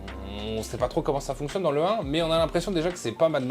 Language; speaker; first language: French; native; French